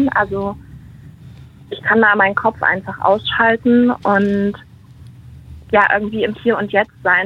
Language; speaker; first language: German; native; German